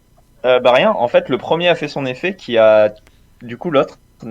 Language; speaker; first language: French; native; French